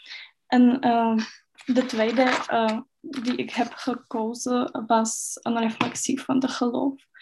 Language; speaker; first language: Dutch; non-native, fluent; Czech